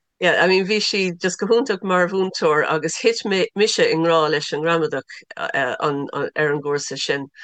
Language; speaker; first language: Irish; non-native, local second language; English